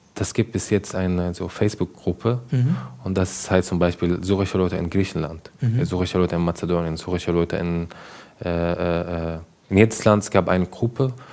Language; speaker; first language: German; non-native, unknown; Arabic